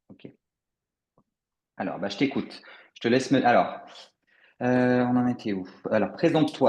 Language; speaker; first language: French; native; French